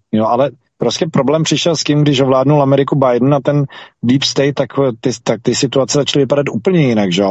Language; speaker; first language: Czech; native; Czech